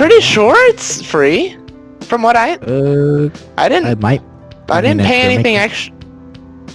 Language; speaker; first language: English; native; English